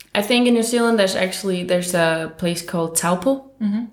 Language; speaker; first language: English; non-native, fluent; Danish